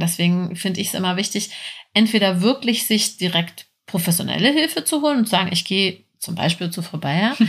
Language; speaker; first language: German; native; German